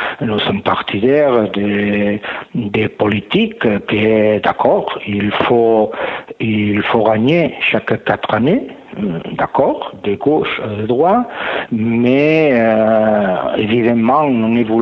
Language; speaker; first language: French; non-native, learner; Catalan